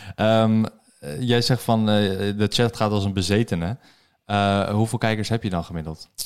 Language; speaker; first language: Dutch; native; Dutch